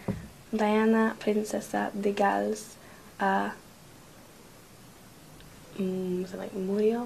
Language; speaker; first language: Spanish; non-native, learner; English